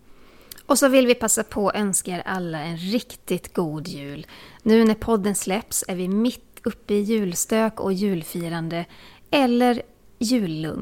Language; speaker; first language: Swedish; native; Swedish